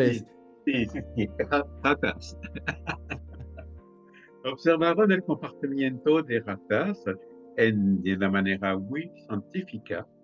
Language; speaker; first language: Spanish; non-native, fluent; French